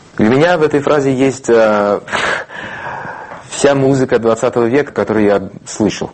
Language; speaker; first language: Russian; non-native, fluent; English